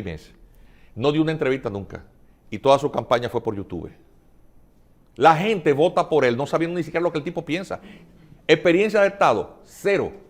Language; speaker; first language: Spanish; native; Spanish